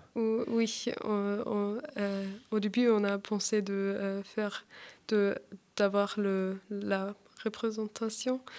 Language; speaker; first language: French; non-native, learner; German